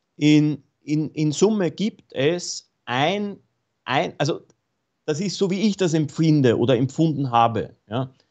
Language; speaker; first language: German; native; German